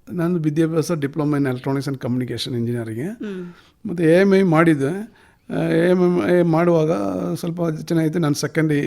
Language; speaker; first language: Kannada; non-native, local second language; Malayalam